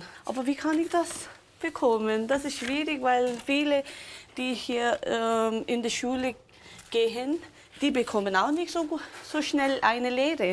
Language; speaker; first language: German; non-native, local second language; Tibetan